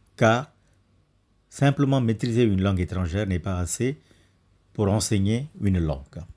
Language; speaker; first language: French; non-native, fluent; Tamil